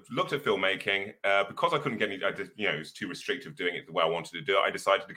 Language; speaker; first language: English; native; English